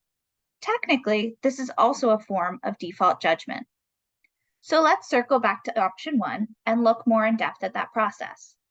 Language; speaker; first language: English; native; English